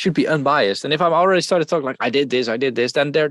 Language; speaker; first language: English; non-native, fluent; Dutch